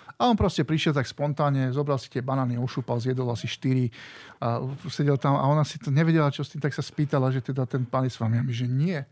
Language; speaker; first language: Slovak; native; Slovak